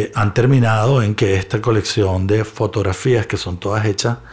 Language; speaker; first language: Spanish; native; Spanish